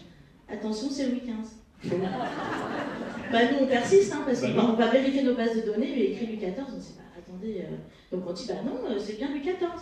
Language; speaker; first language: French; native; French